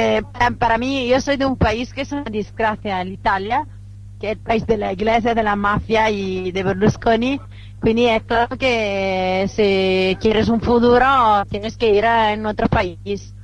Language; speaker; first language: Spanish; non-native, fluent; Italian